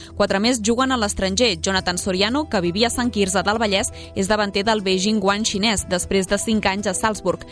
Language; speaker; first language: Catalan; native; Catalan